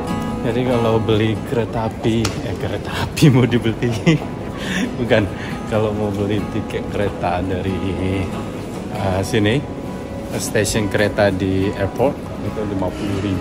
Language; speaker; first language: Indonesian; native; Indonesian